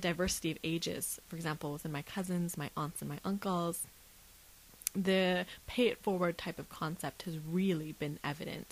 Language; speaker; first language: English; native; English